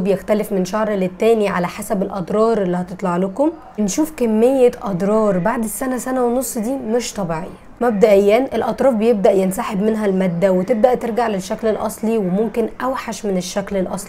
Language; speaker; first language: Arabic; native; Arabic